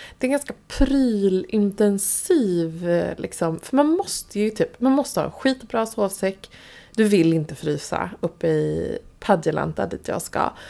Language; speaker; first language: Swedish; native; Swedish